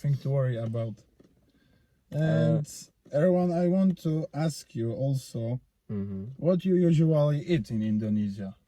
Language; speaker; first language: English; non-native, fluent; Polish